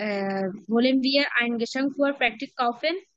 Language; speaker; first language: German; non-native, learner; Bangla